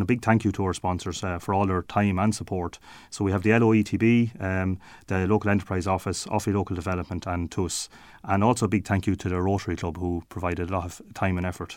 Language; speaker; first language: English; native; English